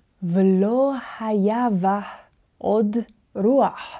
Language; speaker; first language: Hebrew; non-native, fluent; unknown